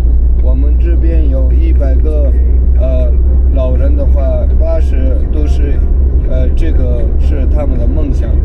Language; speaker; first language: Chinese; non-native, local second language; Tibetan